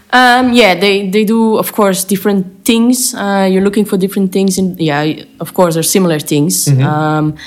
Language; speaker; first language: English; non-native, fluent; Dutch